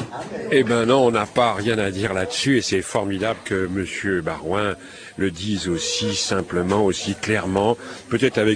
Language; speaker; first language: French; native; French